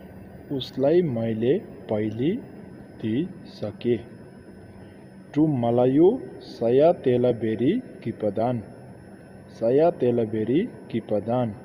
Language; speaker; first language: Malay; non-native, learner; Nepali